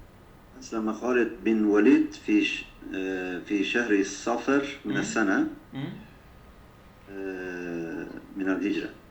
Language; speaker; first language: Arabic; non-native, learner; Turkish